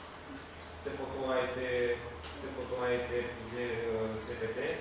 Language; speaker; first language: French; non-native, learner; Romanian